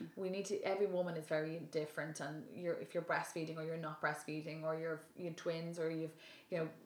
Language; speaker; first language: English; native; English